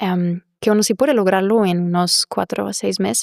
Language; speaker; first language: Spanish; non-native, fluent; German